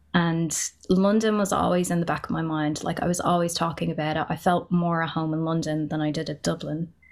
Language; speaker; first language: English; native; English